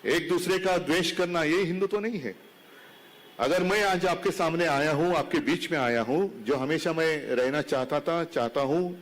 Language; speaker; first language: Hindi; non-native, local second language; Marathi